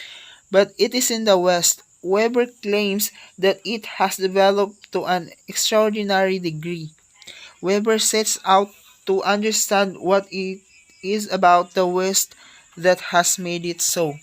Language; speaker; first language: English; non-native, local second language; Filipino